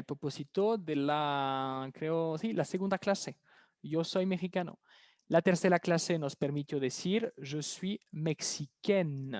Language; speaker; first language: Spanish; non-native, fluent; French